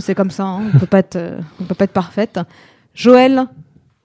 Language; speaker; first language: French; native; French